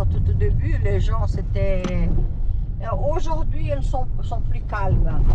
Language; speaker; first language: French; non-native, fluent; Portuguese